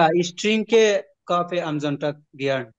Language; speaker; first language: German; non-native, learner; Bangla